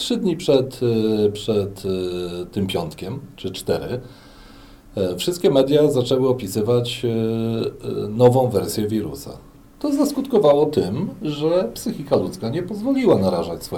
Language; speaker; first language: Polish; native; Polish